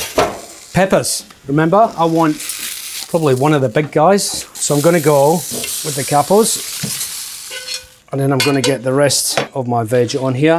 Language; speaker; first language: English; native; English